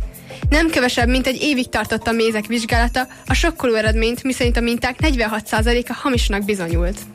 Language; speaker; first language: Hungarian; native; Hungarian